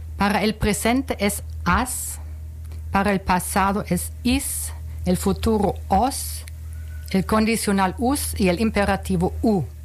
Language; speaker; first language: Spanish; non-native, fluent; German